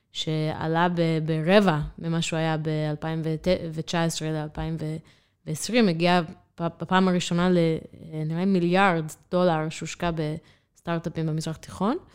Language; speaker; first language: Hebrew; non-native, fluent; English